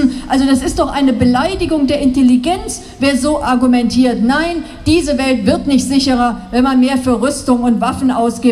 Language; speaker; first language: German; native; German